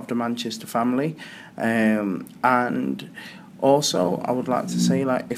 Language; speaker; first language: English; native; English